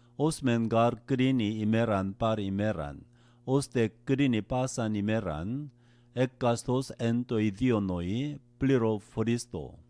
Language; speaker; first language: Greek; non-native, fluent; Korean